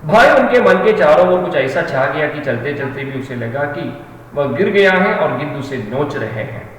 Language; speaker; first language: Hindi; non-native, local second language; Malayalam